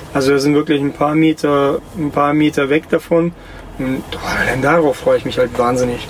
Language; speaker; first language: German; early bilingual, other home language; Russian